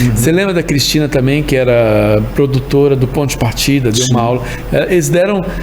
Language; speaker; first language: Portuguese; native; Portuguese